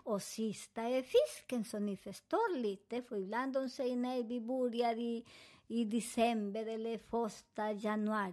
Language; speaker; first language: Swedish; non-native, learner; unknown